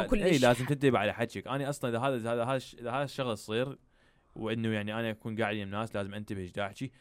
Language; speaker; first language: Arabic; early bilingual, heritage; Arabic